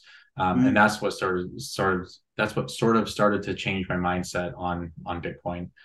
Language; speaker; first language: English; native; English